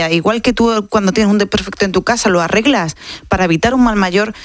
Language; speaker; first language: Spanish; native; Spanish